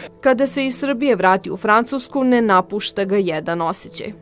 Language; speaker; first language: Serbian; native; Serbian